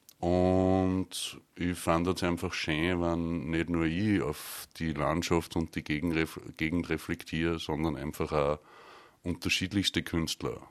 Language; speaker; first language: German; native; German